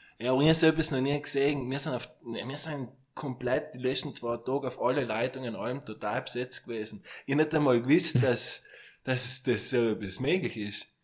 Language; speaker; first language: German; native; German